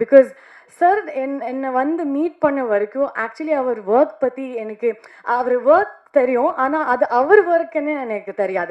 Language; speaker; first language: Tamil; non-native, learner; Kannada